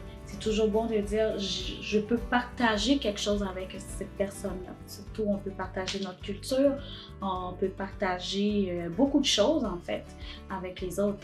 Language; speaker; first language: French; non-native, local second language; Haitian Creole